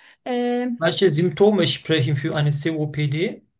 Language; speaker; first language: German; non-native, learner; Turkish